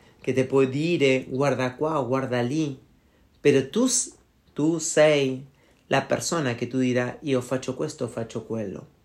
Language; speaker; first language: Italian; non-native, learner; Spanish